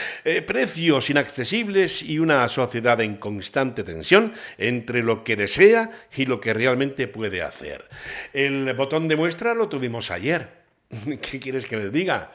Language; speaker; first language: Spanish; native; Spanish